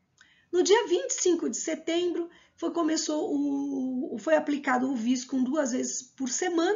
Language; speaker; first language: Portuguese; native; Portuguese